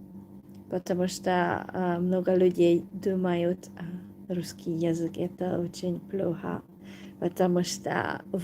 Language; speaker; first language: Russian; non-native, learner; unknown